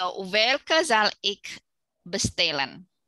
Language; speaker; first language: Dutch; non-native, learner; Indonesian